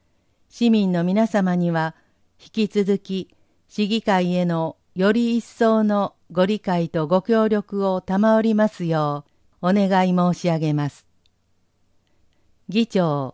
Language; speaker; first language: Japanese; native; Japanese